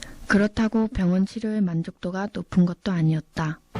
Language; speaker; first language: Korean; native; Korean